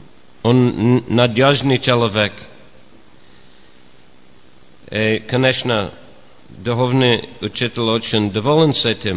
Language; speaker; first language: Russian; non-native, fluent; English